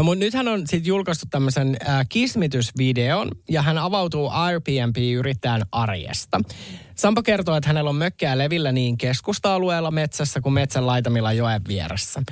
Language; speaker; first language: Finnish; native; Finnish